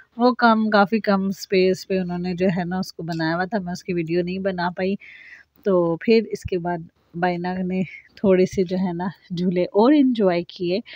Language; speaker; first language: Hindi; native; Hindi